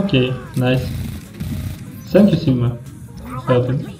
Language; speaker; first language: English; non-native, learner; Russian